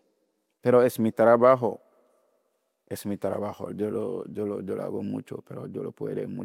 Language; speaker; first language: Spanish; non-native, learner; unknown